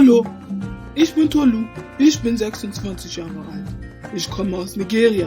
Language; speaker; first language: German; non-native, learner; Yoruba